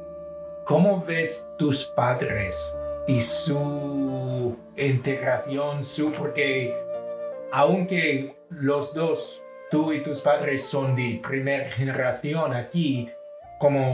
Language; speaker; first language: Spanish; non-native, fluent; English